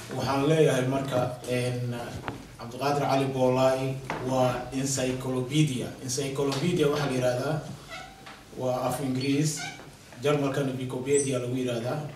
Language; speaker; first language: Somali; native; Somali